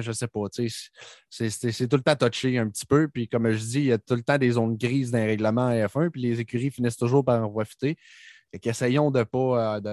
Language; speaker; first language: French; native; French